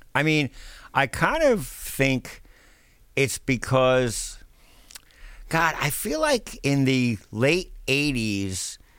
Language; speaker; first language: English; native; English